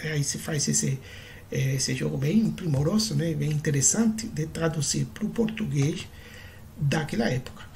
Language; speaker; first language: Portuguese; non-native, fluent; Spanish